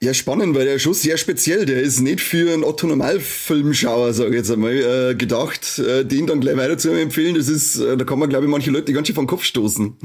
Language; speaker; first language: German; native; German